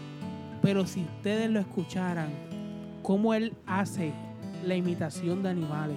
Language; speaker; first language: Spanish; native; Spanish